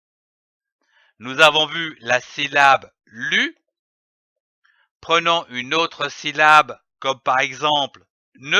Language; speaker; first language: French; native; French